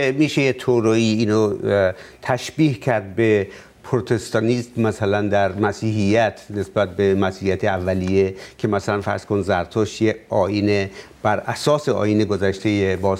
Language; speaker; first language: Persian; native; Persian